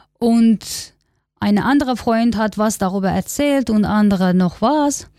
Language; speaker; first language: German; non-native, learner; Kurdish